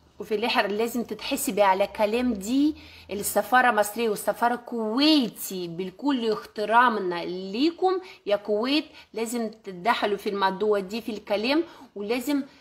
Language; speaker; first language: Arabic; non-native, learner; Russian